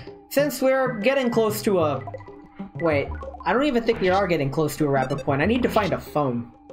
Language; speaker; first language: English; native; English